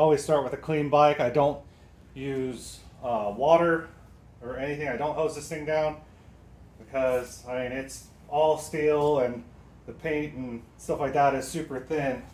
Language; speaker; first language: English; native; English